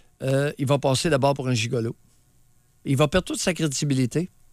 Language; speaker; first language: French; native; French